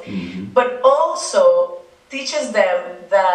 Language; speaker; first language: English; non-native, fluent; Spanish